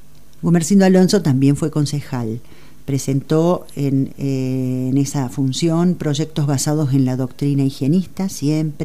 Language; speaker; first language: Spanish; native; Spanish